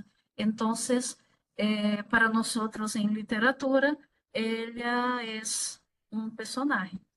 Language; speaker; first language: Spanish; non-native, fluent; Portuguese